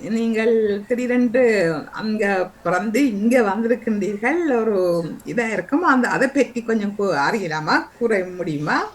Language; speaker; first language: Tamil; native; Tamil